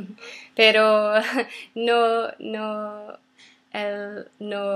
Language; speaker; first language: Spanish; non-native, learner; English